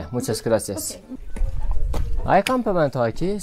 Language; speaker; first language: Spanish; non-native, learner; Turkish